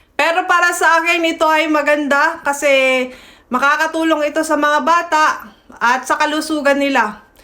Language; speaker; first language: Filipino; native; Filipino